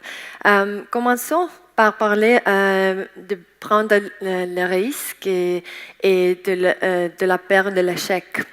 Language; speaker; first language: French; non-native, learner; Estonian